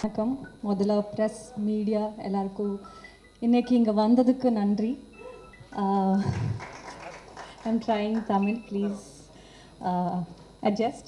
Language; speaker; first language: Tamil; non-native, learner; Kannada